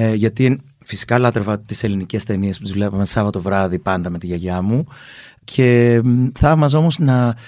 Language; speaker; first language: Greek; early bilingual, other home language; English